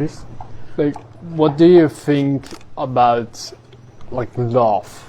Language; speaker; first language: English; non-native, fluent; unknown